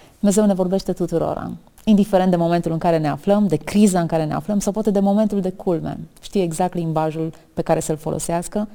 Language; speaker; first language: Romanian; native; Romanian